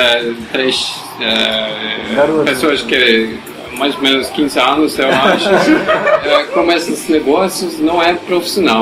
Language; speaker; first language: Portuguese; non-native, learner; Norwegian